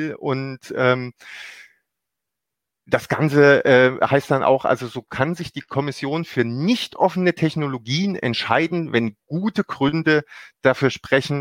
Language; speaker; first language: German; native; German